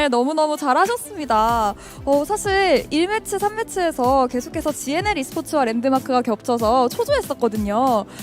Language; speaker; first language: Korean; native; Korean